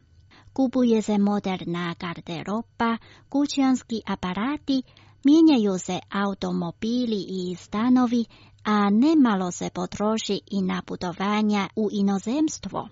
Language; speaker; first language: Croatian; non-native, fluent; Chinese